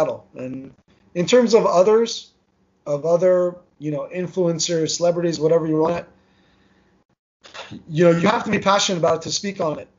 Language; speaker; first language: English; early bilingual, other home language; Armenian